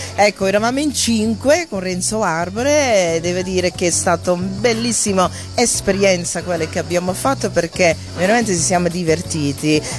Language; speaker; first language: Italian; non-native, fluent; Dutch